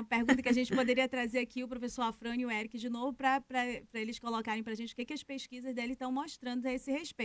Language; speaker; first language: Portuguese; native; Portuguese